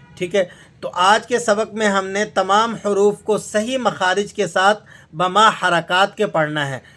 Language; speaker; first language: Urdu; native; Urdu